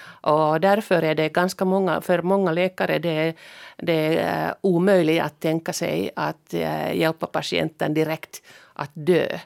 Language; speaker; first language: Swedish; non-native, local second language; Finnish